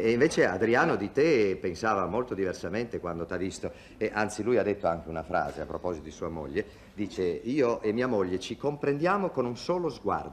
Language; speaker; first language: Italian; native; Italian